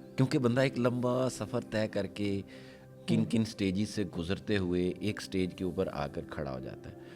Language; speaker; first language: Urdu; native; Urdu